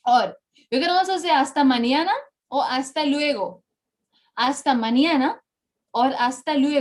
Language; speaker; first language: Spanish; non-native, fluent; Bangla